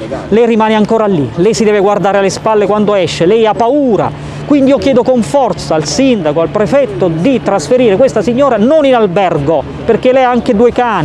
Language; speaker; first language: Italian; native; Italian